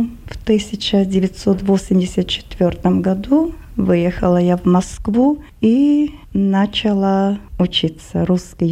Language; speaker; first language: Russian; non-native, fluent; Slovak